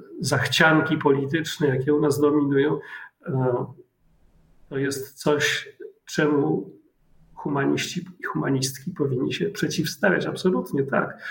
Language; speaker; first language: Polish; native; Polish